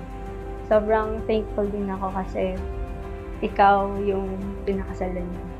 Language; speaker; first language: Filipino; native; Filipino